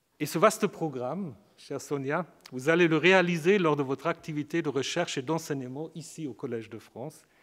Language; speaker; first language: French; native; French